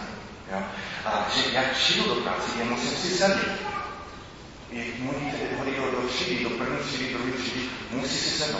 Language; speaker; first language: Czech; non-native, fluent; English